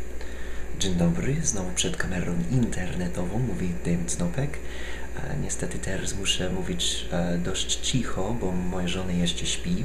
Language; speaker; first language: Polish; non-native, fluent; English